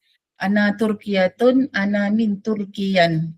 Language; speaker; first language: Arabic; non-native, learner; Malay